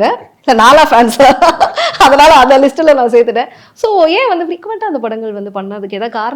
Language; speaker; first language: Tamil; native; Tamil